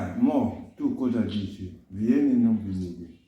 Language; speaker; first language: Italian; non-native, learner; Arabic